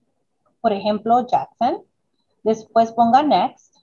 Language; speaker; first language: Spanish; early bilingual, other home language; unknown